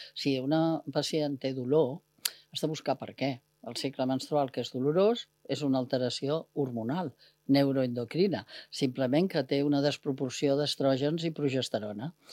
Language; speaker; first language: Catalan; native; Catalan